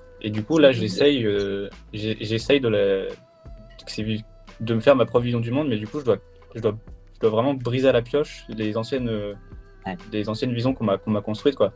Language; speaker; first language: French; native; French